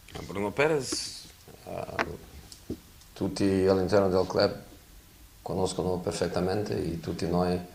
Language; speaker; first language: Italian; non-native, fluent; Portuguese